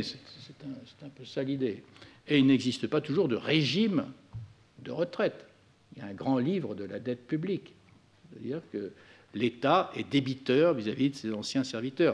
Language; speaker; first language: French; native; French